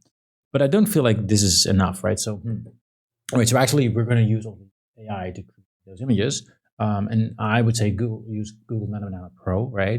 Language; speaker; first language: English; non-native, fluent; Dutch